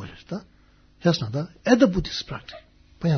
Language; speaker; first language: Russian; non-native, learner; Tibetan